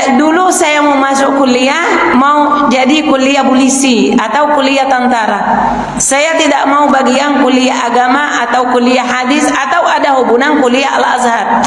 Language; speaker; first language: Indonesian; non-native, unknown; Arabic